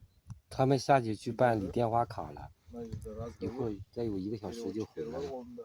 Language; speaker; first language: Chinese; native; Chinese